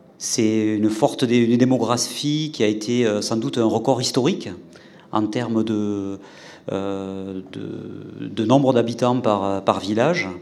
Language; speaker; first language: French; native; French